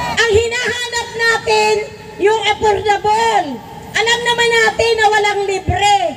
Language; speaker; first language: Filipino; non-native, local second language; Waray